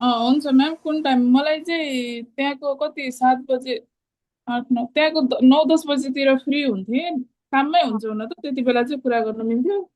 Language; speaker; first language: Nepali; native; Nepali